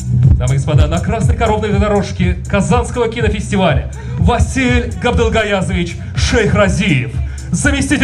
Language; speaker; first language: Russian; native; Russian